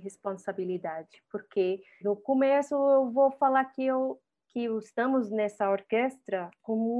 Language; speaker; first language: Portuguese; non-native, fluent; Arabic